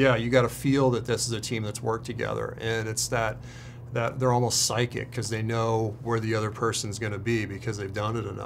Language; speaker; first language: English; native; English